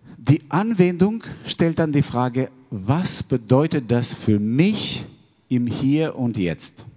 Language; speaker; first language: German; non-native, fluent; Albanian